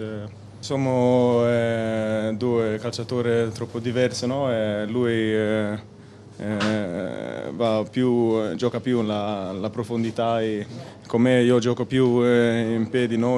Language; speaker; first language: Italian; non-native, learner; Spanish